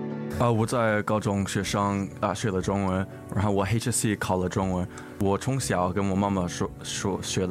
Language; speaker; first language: Chinese; early bilingual, heritage; English